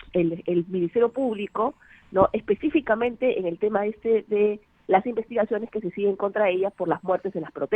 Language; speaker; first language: Spanish; native; Spanish